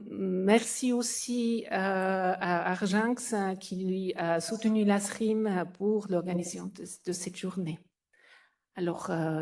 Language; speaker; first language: French; non-native, fluent; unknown